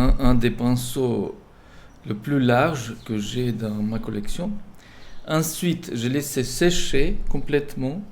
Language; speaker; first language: French; non-native, fluent; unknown